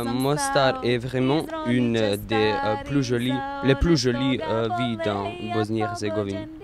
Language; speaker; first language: French; non-native, learner; Bosnian